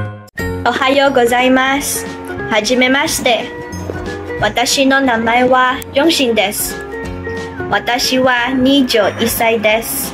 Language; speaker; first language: Japanese; non-native, learner; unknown